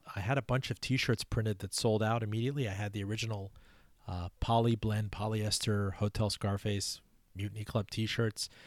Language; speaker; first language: English; early bilingual, other home language; Persian